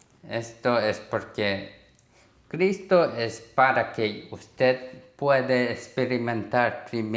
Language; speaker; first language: Spanish; non-native, learner; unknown